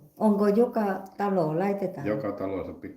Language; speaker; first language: Finnish; non-native, learner; Thai